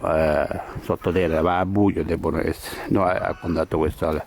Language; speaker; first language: Italian; native; Italian